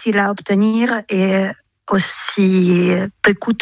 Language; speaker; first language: French; non-native, fluent; Polish